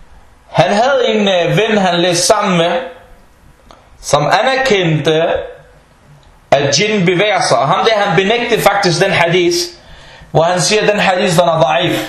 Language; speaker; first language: Danish; early bilingual, other home language; Arabic